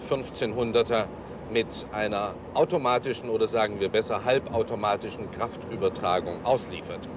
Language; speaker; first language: German; native; German